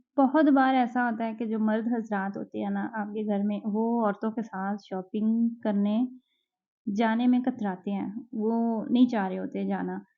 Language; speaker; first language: Urdu; native; Urdu